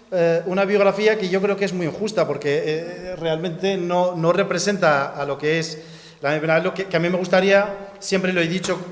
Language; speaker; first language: Spanish; native; Spanish